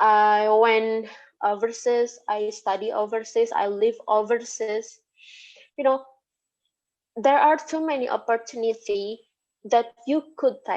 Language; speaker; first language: English; non-native, fluent; Indonesian